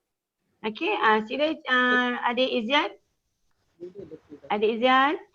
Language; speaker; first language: Malay; native; Malay